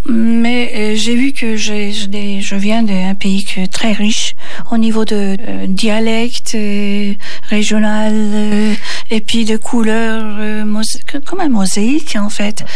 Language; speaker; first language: French; non-native, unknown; Turkish